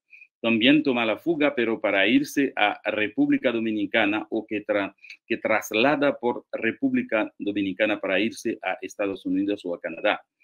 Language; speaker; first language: Spanish; non-native, fluent; Haitian Creole